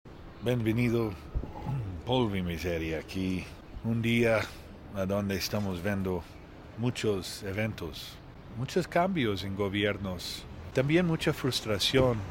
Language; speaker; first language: Spanish; non-native, learner; Portuguese